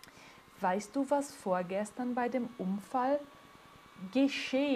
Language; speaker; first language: German; non-native, fluent; Portuguese